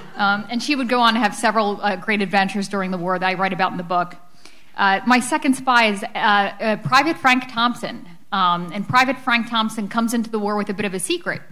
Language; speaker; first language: English; native; English